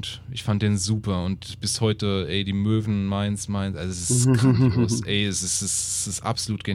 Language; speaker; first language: German; native; German